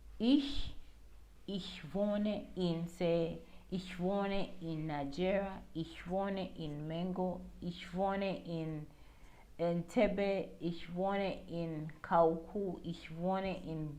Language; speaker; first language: German; non-native, learner; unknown